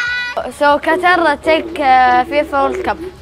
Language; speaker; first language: English; non-native, learner; Arabic